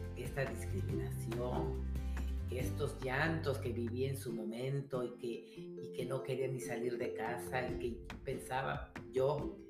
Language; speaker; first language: Spanish; native; Spanish